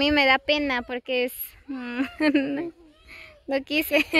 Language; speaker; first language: Spanish; native; Spanish